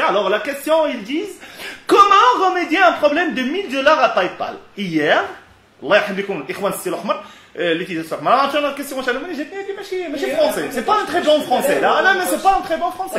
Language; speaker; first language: French; non-native, local second language; Arabic